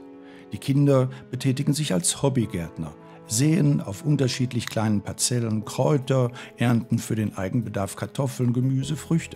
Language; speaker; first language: German; native; German